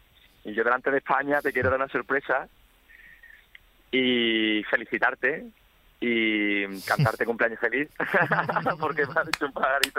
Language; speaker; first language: Spanish; native; Spanish